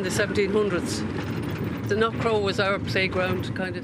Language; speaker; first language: English; native; English